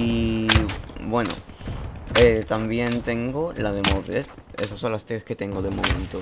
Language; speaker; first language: Spanish; native; Spanish